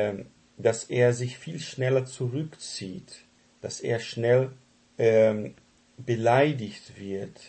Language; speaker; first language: German; non-native, fluent; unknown